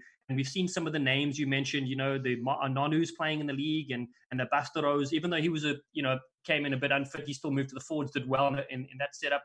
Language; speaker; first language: English; native; English